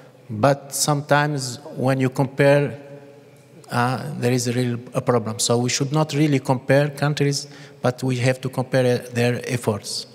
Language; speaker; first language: English; non-native, fluent; Arabic